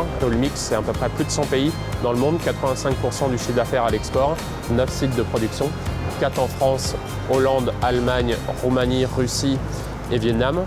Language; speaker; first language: French; native; French